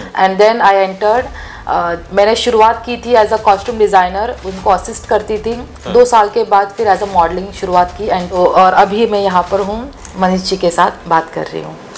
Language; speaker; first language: Hindi; early bilingual, other home language; Nepali